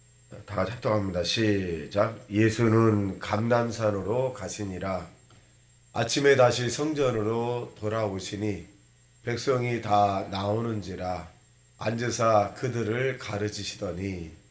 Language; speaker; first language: Korean; native; Korean